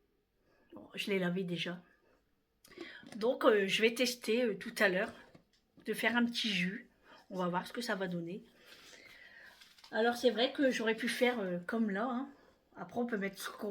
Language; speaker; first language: French; native; French